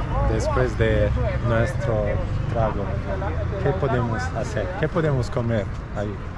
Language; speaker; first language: Spanish; non-native, learner; Romanian